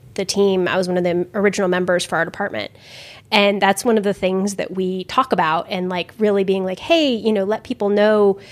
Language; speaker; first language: English; native; English